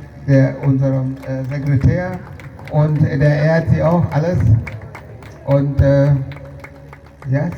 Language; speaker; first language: German; non-native, fluent; Tamil